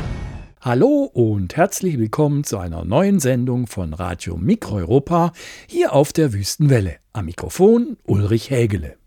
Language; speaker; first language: German; native; German